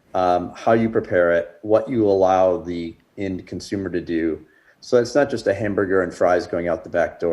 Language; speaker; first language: English; native; English